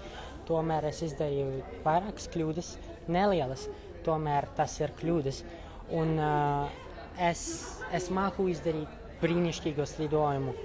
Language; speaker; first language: Latvian; non-native, local second language; Russian